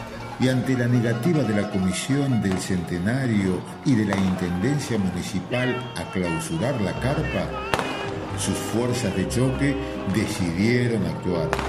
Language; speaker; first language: Spanish; native; Spanish